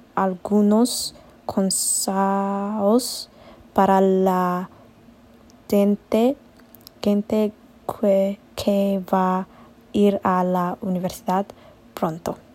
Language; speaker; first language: Spanish; non-native, learner; Amharic